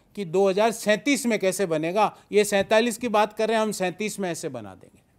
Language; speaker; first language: Hindi; native; Hindi